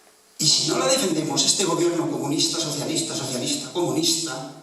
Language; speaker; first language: Spanish; native; Spanish